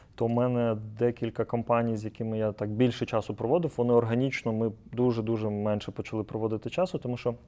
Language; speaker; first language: Ukrainian; native; Ukrainian